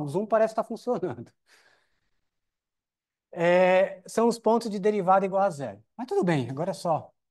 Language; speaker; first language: Portuguese; native; Portuguese